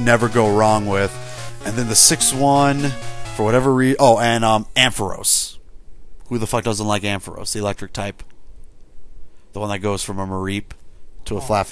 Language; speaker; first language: English; native; English